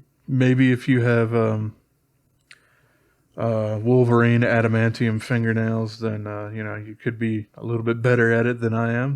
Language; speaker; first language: English; native; English